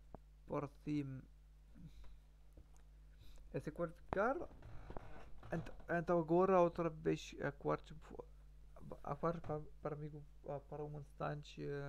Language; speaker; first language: Portuguese; non-native, learner; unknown